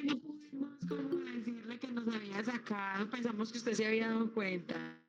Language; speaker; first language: Spanish; native; Spanish